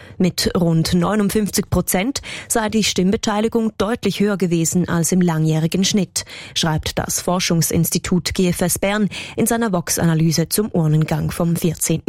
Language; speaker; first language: German; native; German